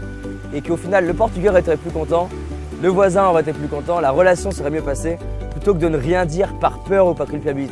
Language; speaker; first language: French; native; French